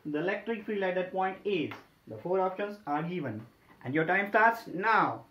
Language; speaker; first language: English; non-native, local second language; Marathi